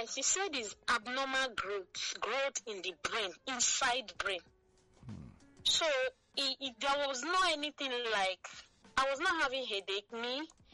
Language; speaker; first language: English; non-native, local second language; Igbo